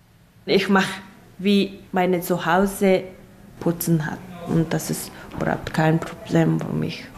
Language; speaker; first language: German; non-native, learner; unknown